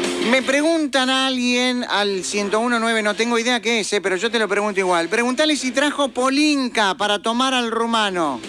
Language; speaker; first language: Spanish; native; Spanish